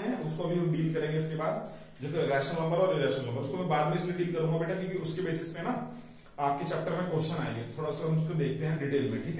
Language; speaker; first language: Hindi; native; Hindi